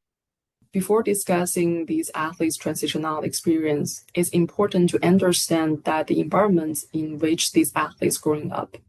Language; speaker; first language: English; non-native, fluent; Chinese